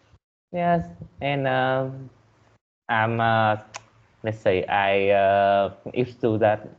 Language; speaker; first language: English; non-native, learner; Vietnamese